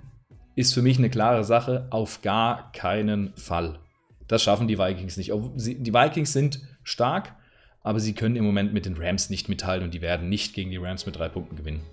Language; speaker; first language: German; native; German